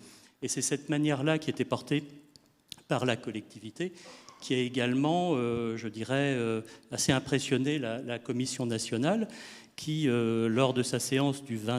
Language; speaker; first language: French; native; French